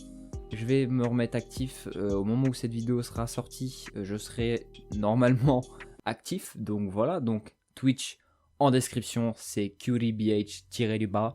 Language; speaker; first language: French; native; French